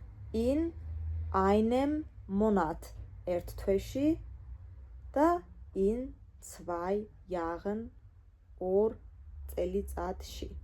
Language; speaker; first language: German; non-native, fluent; Georgian